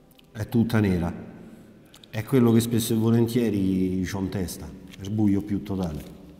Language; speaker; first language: Italian; native; Italian